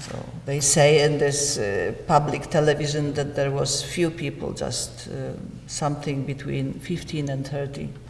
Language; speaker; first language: English; non-native, learner; Polish